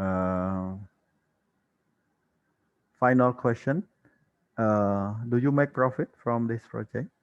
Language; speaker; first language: English; non-native, learner; Khmer